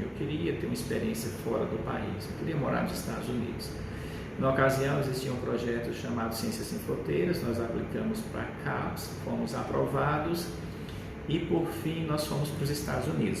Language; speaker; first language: Portuguese; native; Portuguese